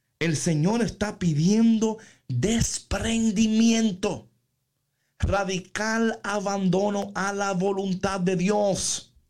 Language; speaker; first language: Spanish; native; Spanish